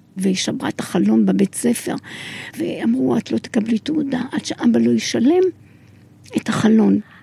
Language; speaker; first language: Hebrew; early bilingual, other home language; Arabic